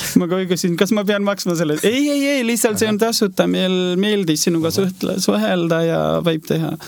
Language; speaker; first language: Estonian; non-native, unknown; Hindi